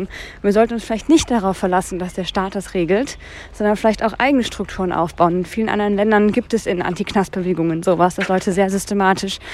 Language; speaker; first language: German; native; German